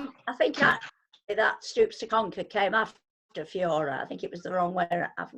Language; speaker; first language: English; native; English